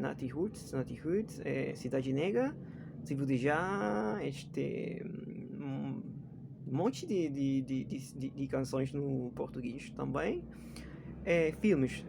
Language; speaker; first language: Portuguese; non-native, fluent; Spanish